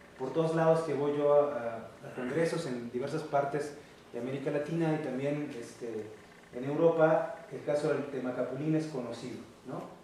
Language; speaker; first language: Spanish; native; Spanish